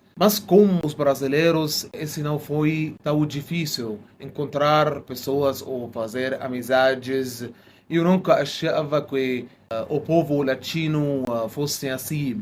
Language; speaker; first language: Portuguese; non-native, fluent; Arabic